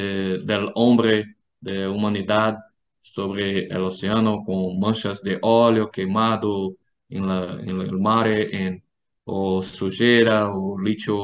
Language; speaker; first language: Spanish; non-native, fluent; Portuguese